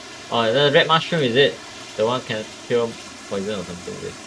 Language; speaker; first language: English; non-native, local second language; Chinese